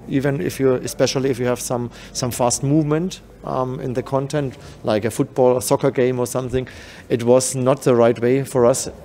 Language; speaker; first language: English; non-native, fluent; German